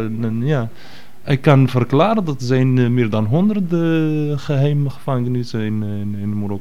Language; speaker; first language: Dutch; non-native, fluent; Arabic